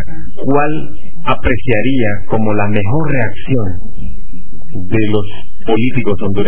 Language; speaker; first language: Spanish; native; Spanish